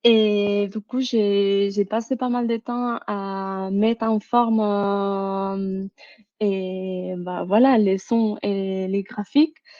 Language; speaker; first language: French; non-native, fluent; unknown